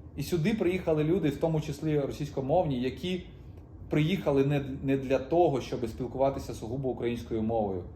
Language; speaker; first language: Ukrainian; non-native, local second language; Russian